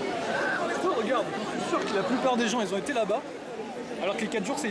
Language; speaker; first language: French; native; French